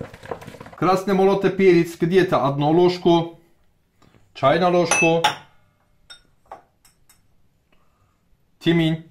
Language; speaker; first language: Russian; non-native, learner; Turkish